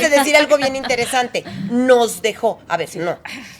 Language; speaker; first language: Spanish; native; Spanish